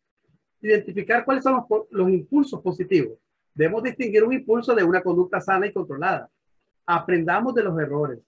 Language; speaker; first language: Spanish; native; Spanish